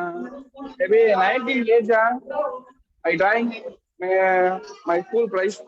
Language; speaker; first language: English; non-native, learner; Tamil